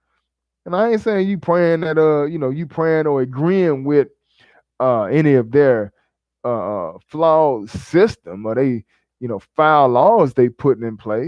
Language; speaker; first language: English; native; English